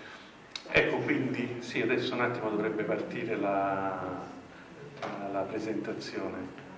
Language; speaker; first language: Italian; native; Italian